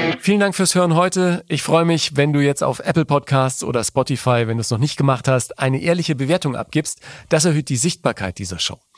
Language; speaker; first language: German; native; German